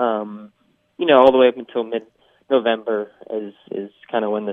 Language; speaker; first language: English; native; English